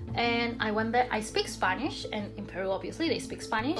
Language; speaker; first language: English; non-native, fluent; Spanish